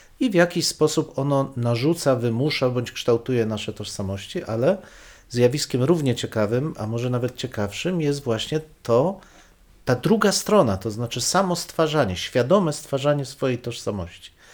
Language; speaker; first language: Polish; native; Polish